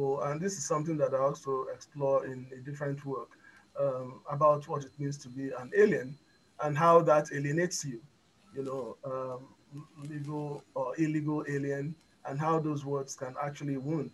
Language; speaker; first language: English; non-native, local second language; Igbo